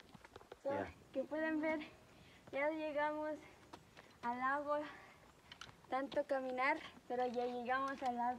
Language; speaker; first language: Spanish; early bilingual, heritage; Spanish